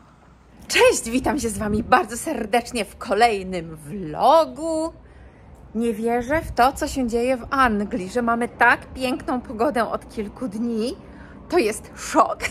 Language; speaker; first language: Polish; native; Polish